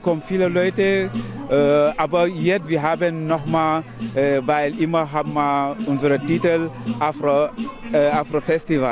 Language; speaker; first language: German; non-native, learner; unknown